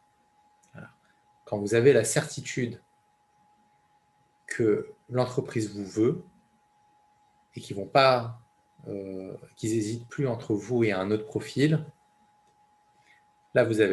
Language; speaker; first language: French; native; French